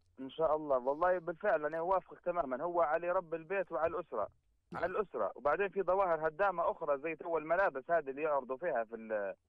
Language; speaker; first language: Arabic; native; Arabic